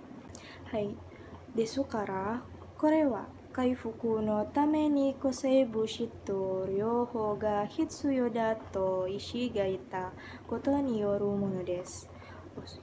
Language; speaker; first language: Japanese; non-native, learner; Indonesian